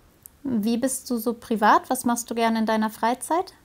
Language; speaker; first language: German; native; German